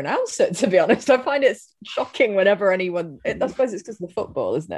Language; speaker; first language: English; native; English